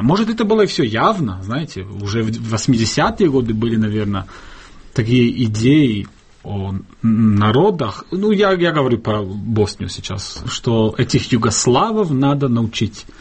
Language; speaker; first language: Russian; non-native, fluent; Bosnian